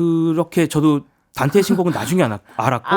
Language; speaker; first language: Korean; native; Korean